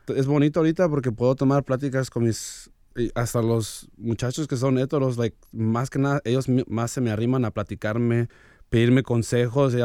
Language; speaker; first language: Spanish; early bilingual, heritage; Spanish